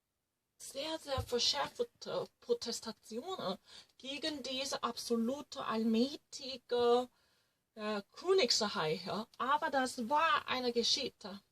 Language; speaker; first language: German; non-native, learner; Korean